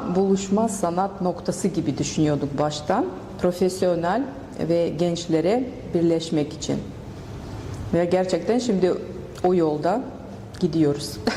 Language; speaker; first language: Turkish; non-native, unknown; Russian